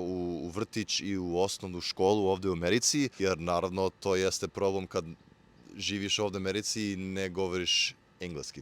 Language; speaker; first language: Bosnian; early bilingual, heritage; Serbian